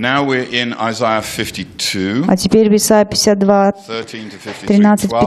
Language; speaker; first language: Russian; non-native, learner; English